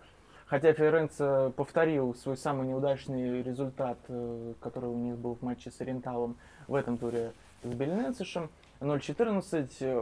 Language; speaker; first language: Russian; native; Russian